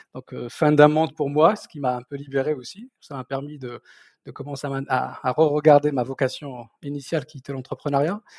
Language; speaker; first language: French; non-native, local second language; Berber languages